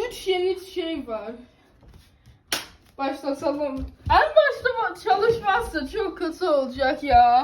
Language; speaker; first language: Turkish; early bilingual, heritage; Turkish